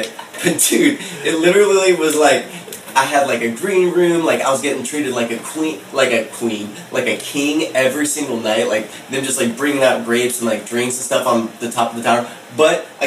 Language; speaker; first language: English; native; English